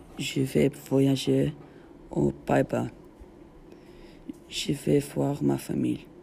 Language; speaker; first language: French; non-native, learner; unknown